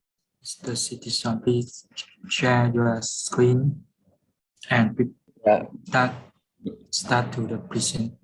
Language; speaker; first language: English; non-native, fluent; Lao